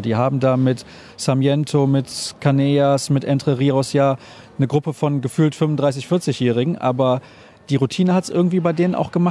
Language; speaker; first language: German; native; German